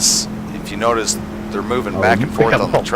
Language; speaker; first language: English; native; English